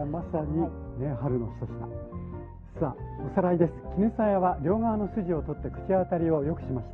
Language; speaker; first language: Japanese; native; Japanese